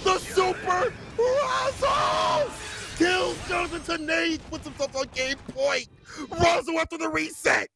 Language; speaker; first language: English; native; English